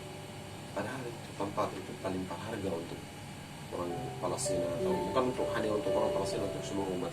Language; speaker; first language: Indonesian; non-native, fluent; Arabic